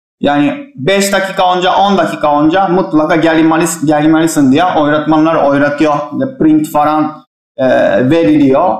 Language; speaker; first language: Turkish; non-native, fluent; Japanese